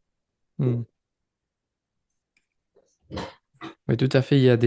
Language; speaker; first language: French; non-native, fluent; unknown